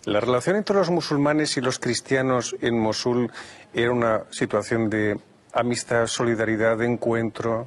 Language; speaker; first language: Spanish; native; Spanish